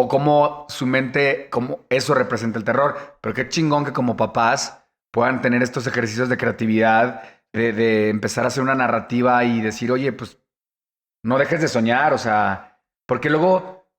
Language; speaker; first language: Spanish; native; Spanish